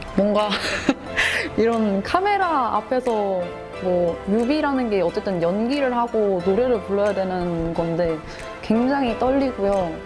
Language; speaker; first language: Korean; native; Korean